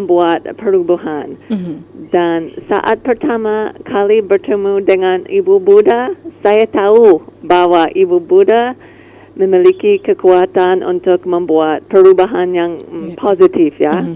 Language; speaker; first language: Indonesian; non-native, learner; English